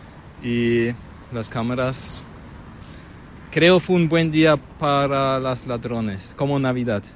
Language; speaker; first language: Spanish; non-native, learner; German